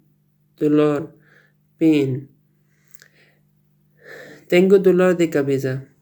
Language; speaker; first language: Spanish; non-native, learner; Urdu